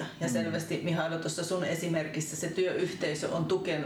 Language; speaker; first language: Finnish; native; Finnish